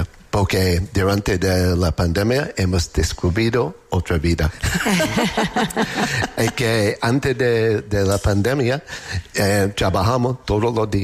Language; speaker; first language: Spanish; non-native, fluent; English